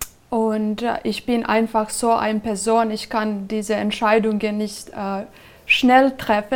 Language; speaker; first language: German; non-native, fluent; Serbian